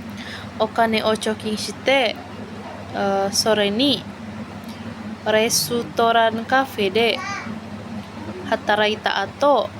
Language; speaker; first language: Japanese; non-native, learner; Indonesian